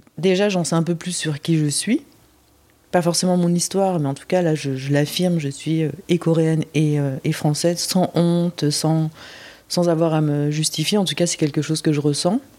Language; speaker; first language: French; native; French